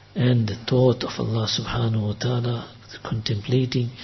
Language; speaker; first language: English; native; English